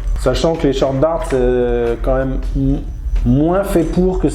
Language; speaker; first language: French; native; French